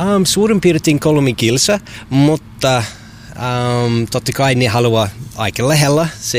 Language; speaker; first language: Finnish; non-native, learner; English